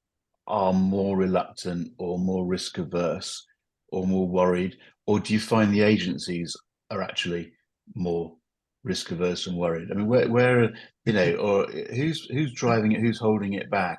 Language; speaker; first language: English; native; English